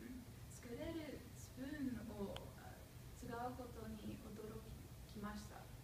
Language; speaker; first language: Japanese; non-native, learner; English